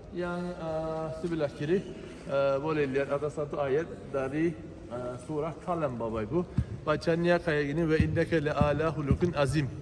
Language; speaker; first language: Indonesian; non-native, fluent; Turkish